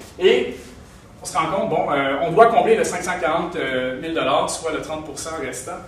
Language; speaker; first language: French; native; French